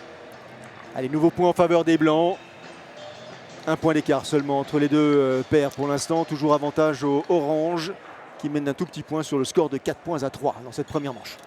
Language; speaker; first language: French; native; French